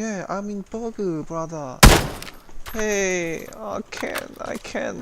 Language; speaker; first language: English; non-native, learner; Korean